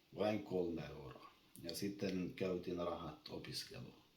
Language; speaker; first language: Finnish; non-native, learner; Albanian